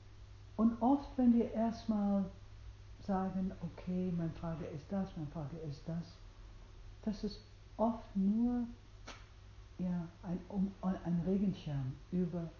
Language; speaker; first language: German; non-native, fluent; English